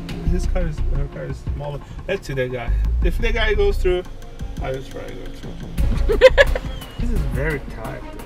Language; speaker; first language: English; non-native, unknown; Portuguese